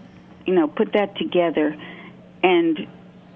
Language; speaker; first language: English; native; English